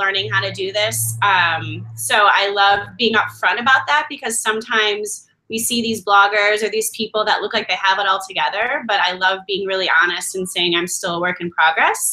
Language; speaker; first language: English; native; English